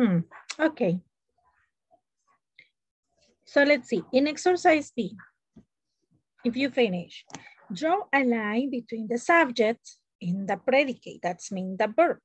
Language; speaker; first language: English; non-native, learner; Spanish